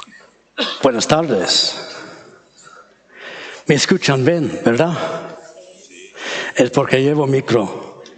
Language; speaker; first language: Spanish; non-native, fluent; English